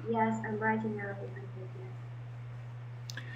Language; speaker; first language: English; non-native, fluent; Vietnamese